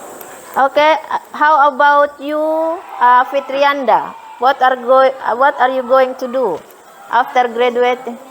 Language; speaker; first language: English; non-native, fluent; Indonesian